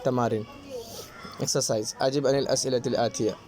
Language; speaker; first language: Arabic; non-native, fluent; Urdu